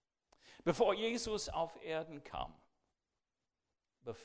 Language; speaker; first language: German; non-native, fluent; English